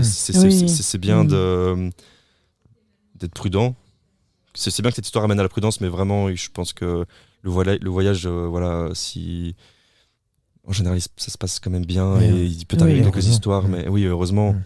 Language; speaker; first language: French; native; French